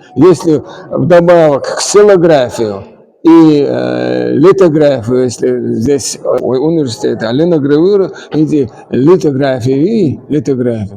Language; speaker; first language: Russian; non-native, local second language; Chechen